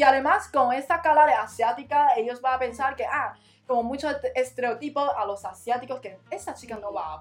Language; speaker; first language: Spanish; non-native, learner; Chinese